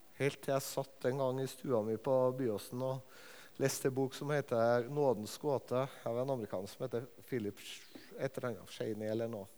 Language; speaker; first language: Norwegian; native; Norwegian